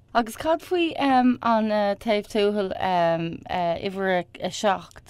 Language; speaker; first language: Irish; non-native, learner; English